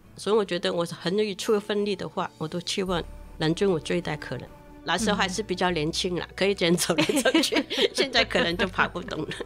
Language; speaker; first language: Chinese; non-native, local second language; Cantonese